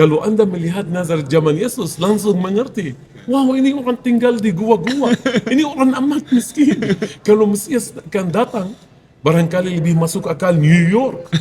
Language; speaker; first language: Indonesian; non-native, fluent; Arabic